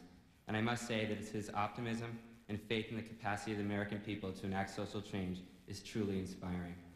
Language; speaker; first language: English; native; English